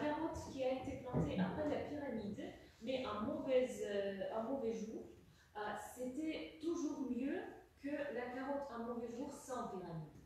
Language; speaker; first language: French; non-native, fluent; Russian